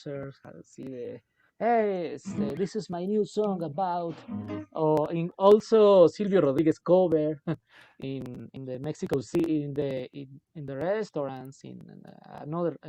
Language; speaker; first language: English; non-native, local second language; Spanish